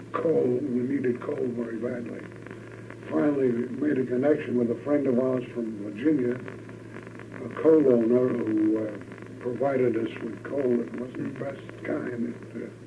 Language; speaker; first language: English; native; English